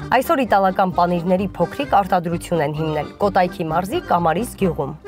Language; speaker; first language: Armenian; native; Armenian